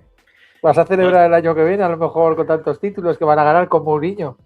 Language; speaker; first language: Spanish; native; Spanish